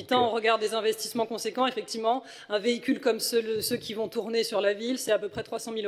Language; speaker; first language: French; native; French